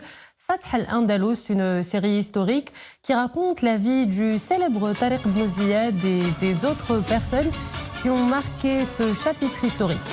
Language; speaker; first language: French; non-native, local second language; Arabic